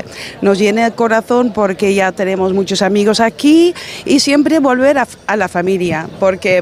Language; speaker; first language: Spanish; non-native, fluent; Dutch